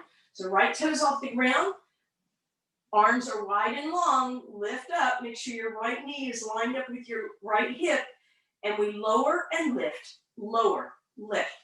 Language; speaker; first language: English; native; English